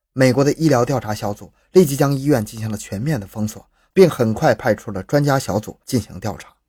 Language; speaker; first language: Chinese; native; Chinese